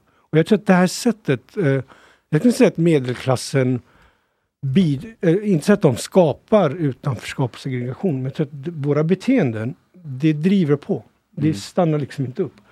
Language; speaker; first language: Swedish; early bilingual, other home language; Punjabi